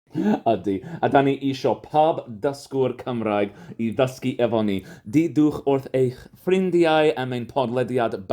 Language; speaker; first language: Welsh; non-native, fluent; English